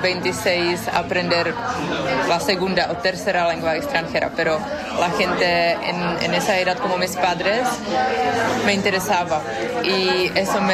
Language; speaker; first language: Spanish; non-native, fluent; Czech